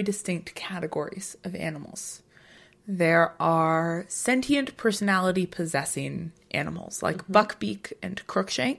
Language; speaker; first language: English; native; English